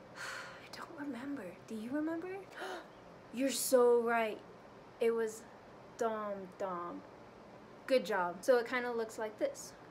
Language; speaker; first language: English; native; English